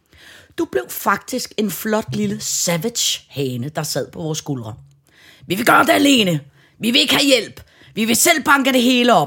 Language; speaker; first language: Danish; native; Danish